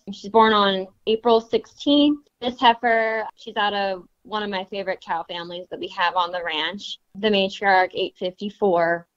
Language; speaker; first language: English; native; English